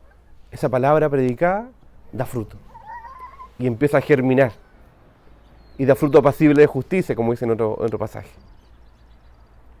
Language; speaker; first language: Spanish; native; Spanish